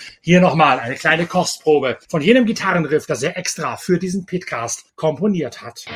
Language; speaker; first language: German; native; German